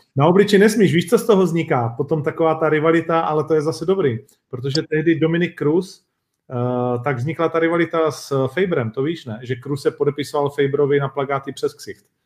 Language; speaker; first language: Czech; native; Czech